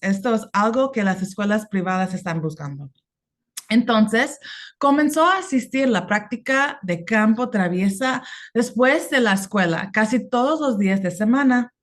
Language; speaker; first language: Spanish; non-native, fluent; English